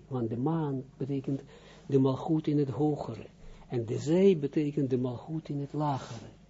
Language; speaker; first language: Dutch; non-native, fluent; Russian